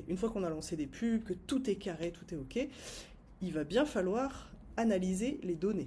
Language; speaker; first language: French; native; French